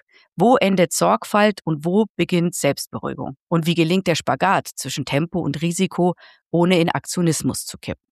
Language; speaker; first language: German; native; German